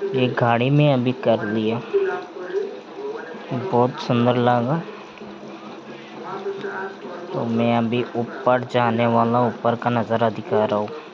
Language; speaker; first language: Hindi; non-native, local second language; Bangla